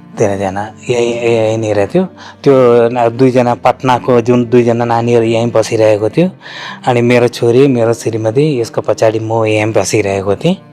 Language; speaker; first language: Nepali; non-native, fluent; Malayalam